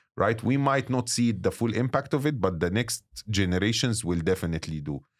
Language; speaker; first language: English; non-native, fluent; Arabic